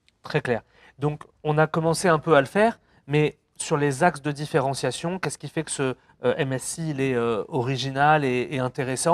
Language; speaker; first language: French; native; French